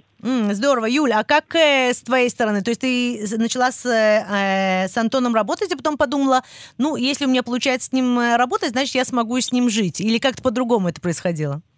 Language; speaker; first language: Russian; early bilingual, heritage; Russian